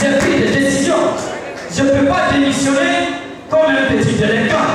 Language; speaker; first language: French; non-native, local second language; Fula